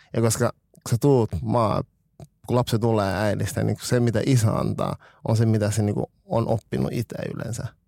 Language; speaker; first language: Finnish; early bilingual, other home language; French